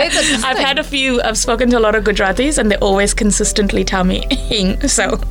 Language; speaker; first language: English; native; English